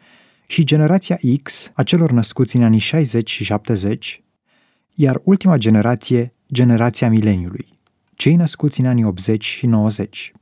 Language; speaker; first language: Romanian; native; Romanian